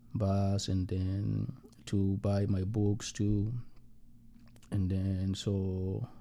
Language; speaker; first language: English; non-native, learner; Spanish